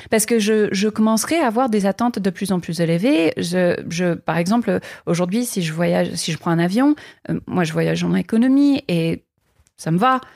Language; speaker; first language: French; non-native, fluent; English